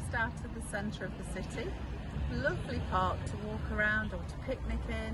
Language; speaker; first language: English; native; English